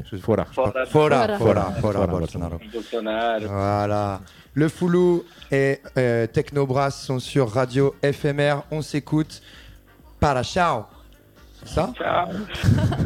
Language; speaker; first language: French; native; French